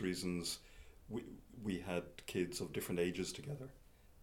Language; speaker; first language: English; native; English